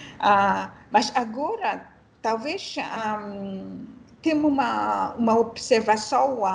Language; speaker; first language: Portuguese; non-native, learner; French